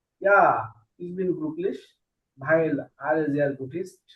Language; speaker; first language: German; non-native, learner; Bangla